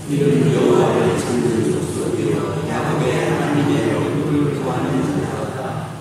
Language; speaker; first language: Korean; native; Korean